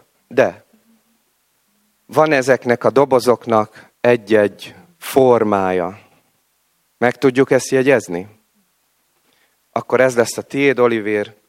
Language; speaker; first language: Hungarian; native; Hungarian